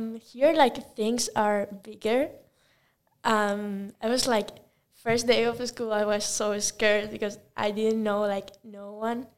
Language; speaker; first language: English; non-native, learner; Spanish